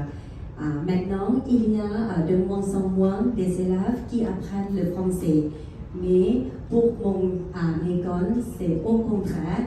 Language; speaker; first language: French; non-native, fluent; Thai